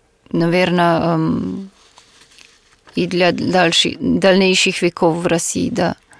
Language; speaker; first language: Russian; non-native, fluent; Slovenian